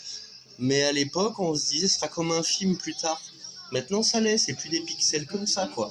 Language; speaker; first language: French; native; French